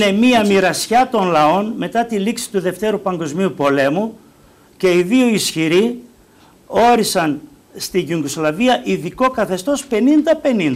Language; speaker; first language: Greek; native; Greek